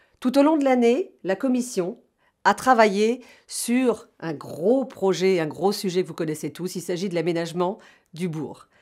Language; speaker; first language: French; native; French